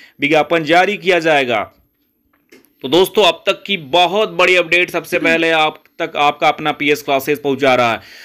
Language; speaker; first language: Hindi; native; Hindi